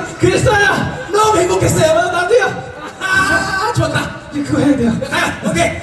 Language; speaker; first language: Korean; native; Korean